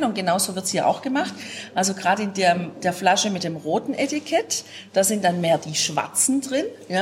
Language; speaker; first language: German; native; German